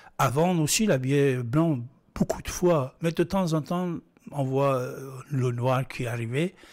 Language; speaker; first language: French; non-native, fluent; Persian